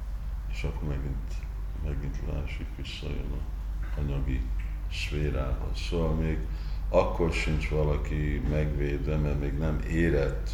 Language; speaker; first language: Hungarian; early bilingual, heritage; Hungarian